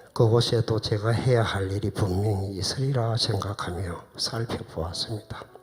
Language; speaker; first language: Korean; native; Korean